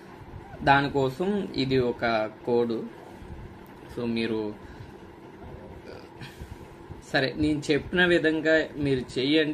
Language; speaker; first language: Telugu; native; Telugu